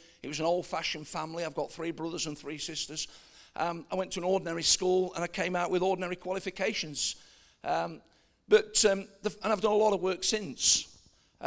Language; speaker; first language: English; native; English